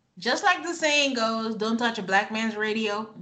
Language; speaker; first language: English; native; English